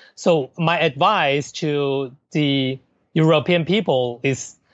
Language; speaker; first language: English; non-native, local second language; Cantonese